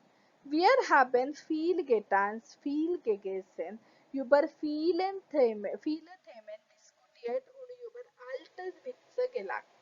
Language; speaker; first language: German; non-native, fluent; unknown